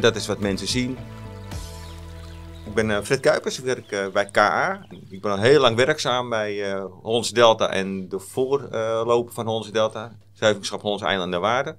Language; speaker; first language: Dutch; native; Dutch